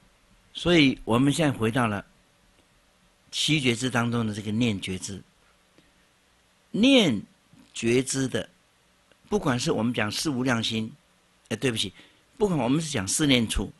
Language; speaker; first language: Chinese; native; Chinese